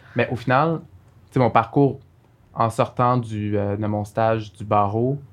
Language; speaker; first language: French; early bilingual, other home language; Arabic